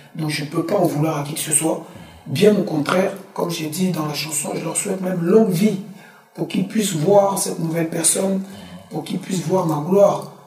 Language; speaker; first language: French; early bilingual, other home language; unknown